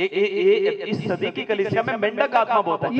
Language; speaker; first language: Hindi; native; Hindi